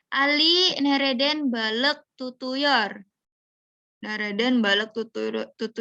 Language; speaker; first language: Turkish; non-native, learner; Indonesian